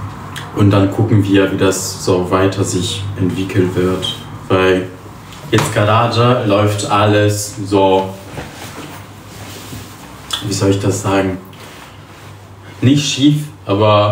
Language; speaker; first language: German; early bilingual, other home language; Polish